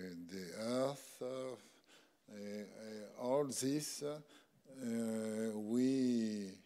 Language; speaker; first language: English; non-native, learner; French